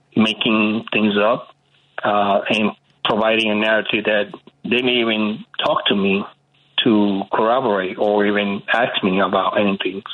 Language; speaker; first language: English; early bilingual, other home language; Spanish